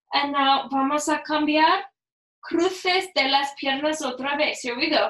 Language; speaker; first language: Spanish; non-native, learner; English